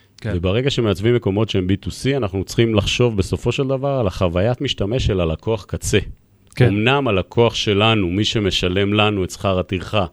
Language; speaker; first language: Hebrew; native; Hebrew